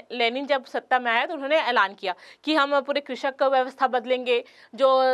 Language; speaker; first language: Hindi; native; Hindi